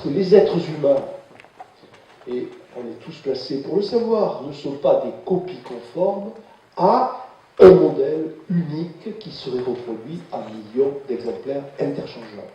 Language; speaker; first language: French; native; French